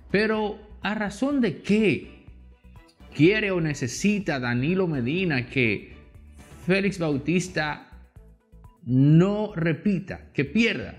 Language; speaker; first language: Spanish; native; Spanish